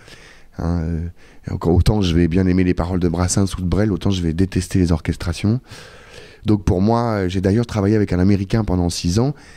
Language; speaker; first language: French; native; French